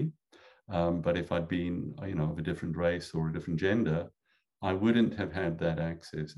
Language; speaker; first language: English; native; English